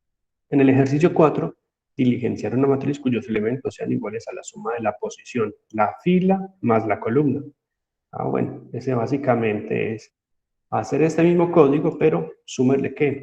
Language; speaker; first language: Spanish; native; Spanish